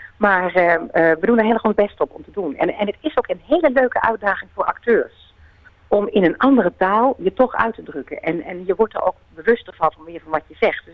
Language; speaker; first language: Dutch; native; Dutch